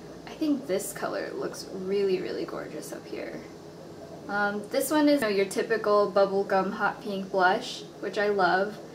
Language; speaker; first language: English; native; English